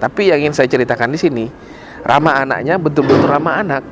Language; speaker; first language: Indonesian; native; Indonesian